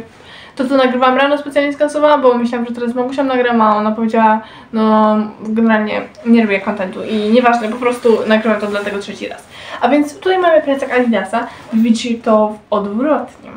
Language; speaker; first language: Polish; native; Polish